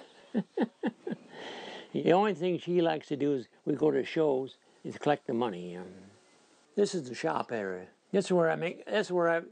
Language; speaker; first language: English; native; English